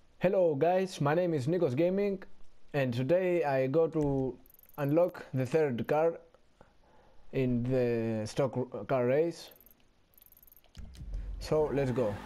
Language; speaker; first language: English; non-native, learner; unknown